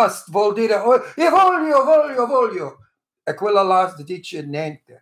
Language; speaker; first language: Italian; early bilingual, heritage; English